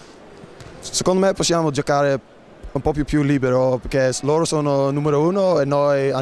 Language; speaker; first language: Italian; non-native, fluent; Dutch